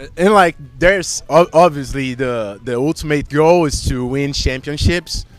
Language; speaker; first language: English; non-native, fluent; Portuguese